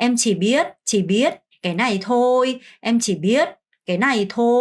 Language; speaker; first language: Vietnamese; non-native, fluent; Korean